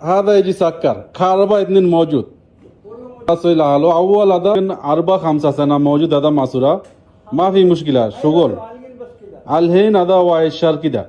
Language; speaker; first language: Arabic; non-native, learner; Bangla